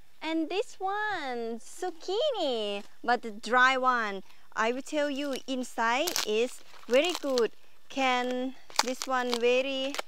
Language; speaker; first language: English; non-native, learner; Thai